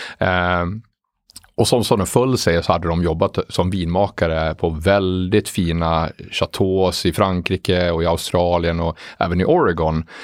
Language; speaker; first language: Swedish; native; Swedish